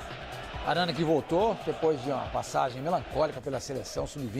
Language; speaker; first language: Portuguese; native; Portuguese